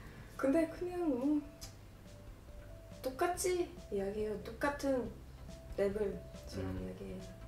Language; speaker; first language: Korean; non-native, fluent; Swedish